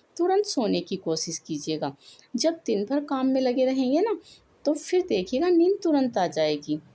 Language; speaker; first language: Hindi; native; Hindi